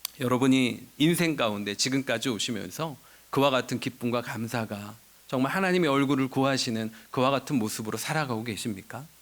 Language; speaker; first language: Korean; native; Korean